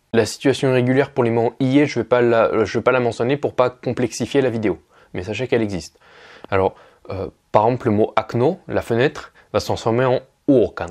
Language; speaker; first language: French; native; French